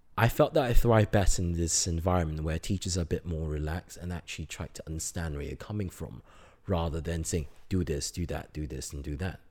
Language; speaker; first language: English; native; English